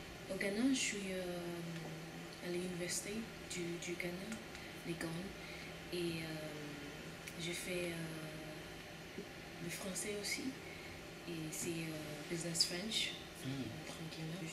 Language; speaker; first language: French; non-native, learner; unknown